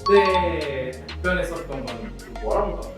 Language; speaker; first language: Korean; native; Korean